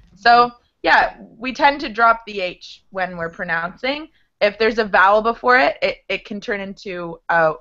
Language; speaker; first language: English; native; English